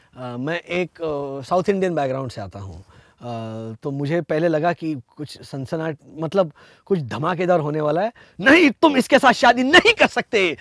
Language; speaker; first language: Hindi; non-native, local second language; Marathi